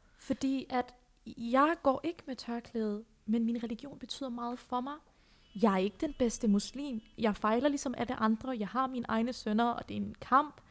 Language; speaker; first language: Danish; early bilingual, other home language; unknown